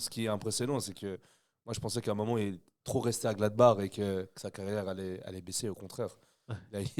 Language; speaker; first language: French; native; French